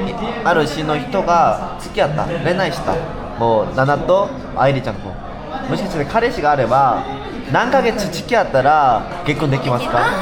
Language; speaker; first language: Japanese; non-native, learner; Korean